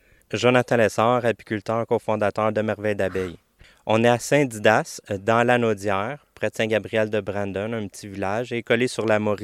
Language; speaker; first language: French; native; French